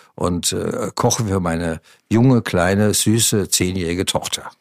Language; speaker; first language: German; native; German